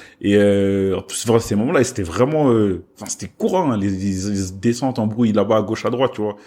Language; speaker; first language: French; early bilingual, other home language; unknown